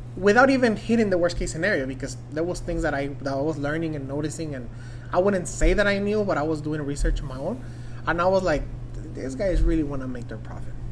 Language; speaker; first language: English; non-native, fluent; Spanish